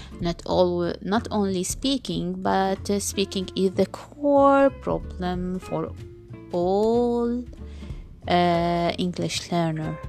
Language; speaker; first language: English; non-native, learner; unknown